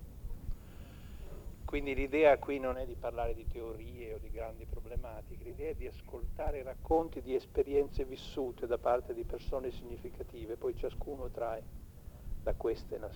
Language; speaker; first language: Italian; native; Italian